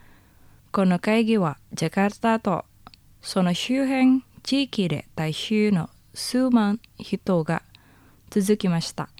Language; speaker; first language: Japanese; non-native, learner; Indonesian